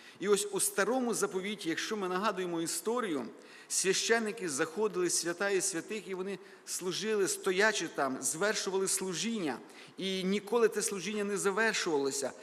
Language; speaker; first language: Ukrainian; native; Ukrainian